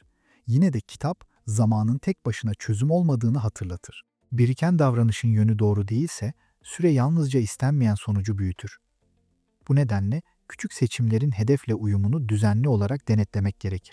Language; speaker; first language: Turkish; native; Turkish